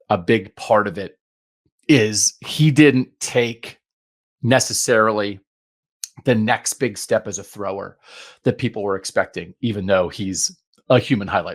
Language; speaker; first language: English; native; English